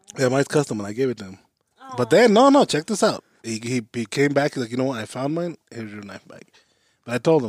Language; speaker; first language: English; early bilingual, other home language; Spanish